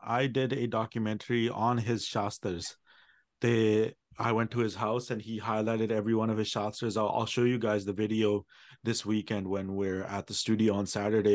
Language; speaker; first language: English; early bilingual, other home language; Punjabi